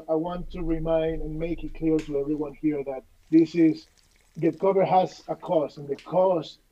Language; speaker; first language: English; non-native, fluent; Spanish